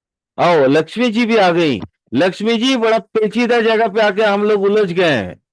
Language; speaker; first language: Hindi; native; Hindi